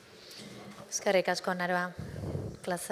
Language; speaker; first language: Basque; native; Basque